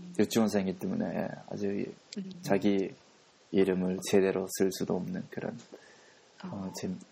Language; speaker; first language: Korean; non-native, fluent; Japanese